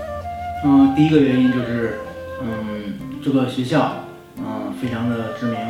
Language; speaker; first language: Ukrainian; non-native, learner; Chinese